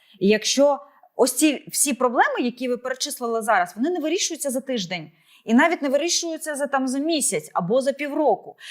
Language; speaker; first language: Ukrainian; native; Ukrainian